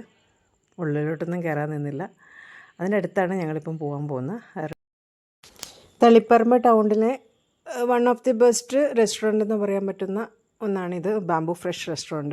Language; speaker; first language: Malayalam; native; Malayalam